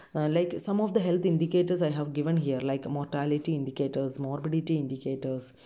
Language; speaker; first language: English; non-native, local second language; Malayalam